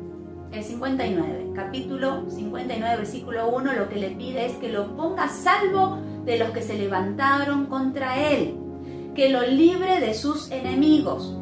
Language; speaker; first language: Spanish; native; Spanish